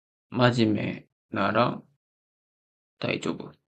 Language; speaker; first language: Japanese; non-native, learner; Korean